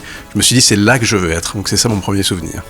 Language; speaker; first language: French; native; French